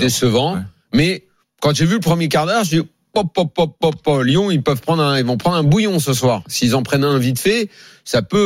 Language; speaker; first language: French; native; French